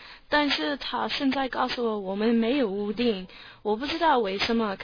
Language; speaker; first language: Chinese; non-native, learner; English